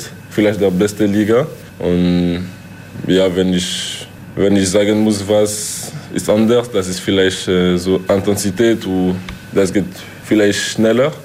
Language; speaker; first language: German; non-native, local second language; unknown